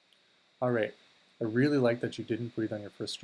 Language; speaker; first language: English; native; English